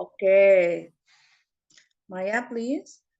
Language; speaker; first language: English; non-native, fluent; Indonesian